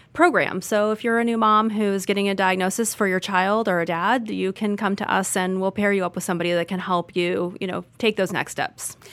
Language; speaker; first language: English; native; English